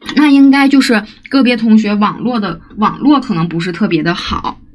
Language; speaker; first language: Chinese; native; Chinese